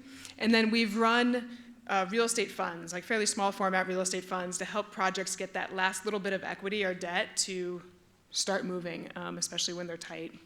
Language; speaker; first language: English; native; English